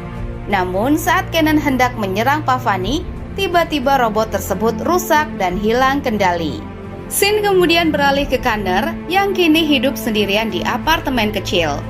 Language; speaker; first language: Indonesian; native; Indonesian